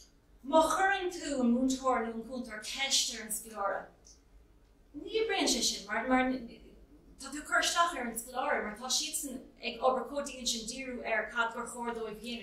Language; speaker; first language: Irish; non-native, local second language; English